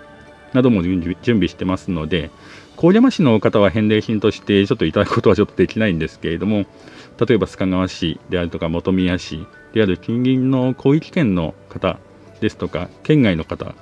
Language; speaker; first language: Japanese; native; Japanese